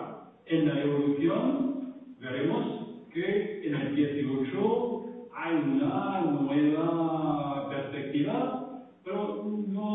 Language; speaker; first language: Spanish; non-native, fluent; French